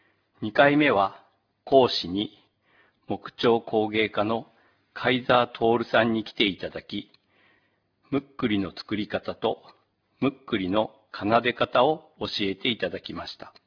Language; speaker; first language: Japanese; native; Japanese